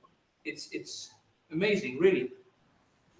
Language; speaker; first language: English; non-native, fluent; Dutch